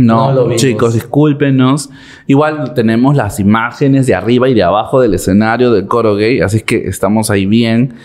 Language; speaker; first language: Spanish; native; Spanish